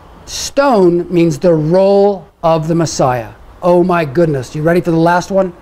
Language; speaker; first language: English; native; English